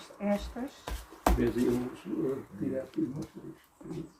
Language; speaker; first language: Portuguese; non-native, learner; Thai